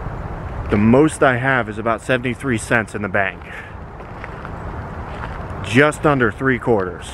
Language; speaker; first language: English; native; English